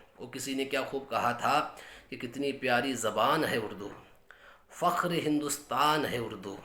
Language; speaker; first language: Urdu; native; Urdu